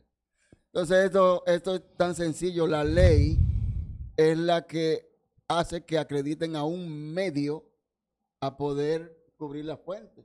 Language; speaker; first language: Spanish; native; Spanish